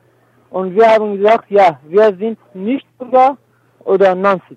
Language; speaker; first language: German; non-native, learner; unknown